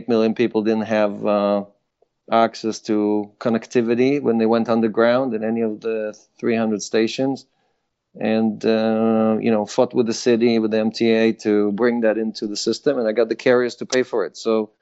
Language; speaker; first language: English; non-native, fluent; Hebrew